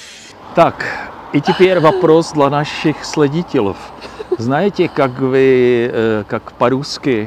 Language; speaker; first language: Russian; non-native, learner; Czech